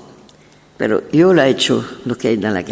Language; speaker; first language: Spanish; non-native, learner; French